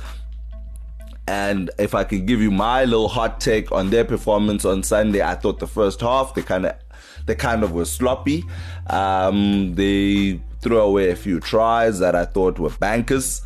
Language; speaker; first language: English; non-native, local second language; Xhosa